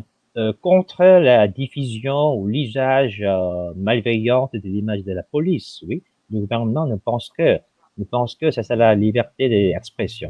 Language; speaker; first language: French; non-native, fluent; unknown